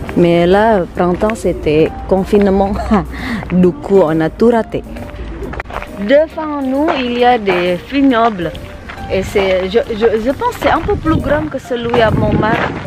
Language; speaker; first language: French; non-native, fluent; Sundanese